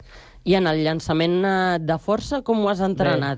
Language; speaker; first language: Catalan; native; Catalan